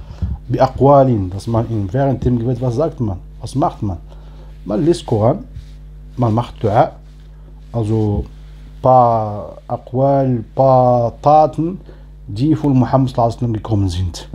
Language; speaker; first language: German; non-native, fluent; Arabic